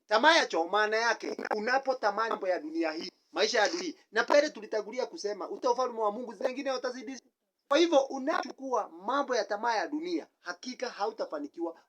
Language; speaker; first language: Swahili; non-native, local second language; Kikuyu